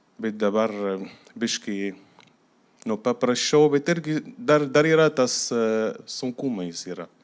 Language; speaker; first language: Lithuanian; non-native, fluent; Arabic